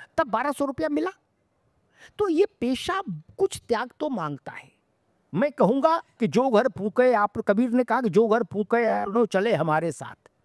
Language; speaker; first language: Hindi; native; Hindi